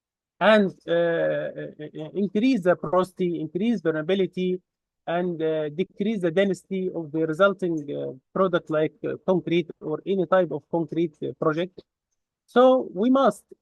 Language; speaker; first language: English; non-native, fluent; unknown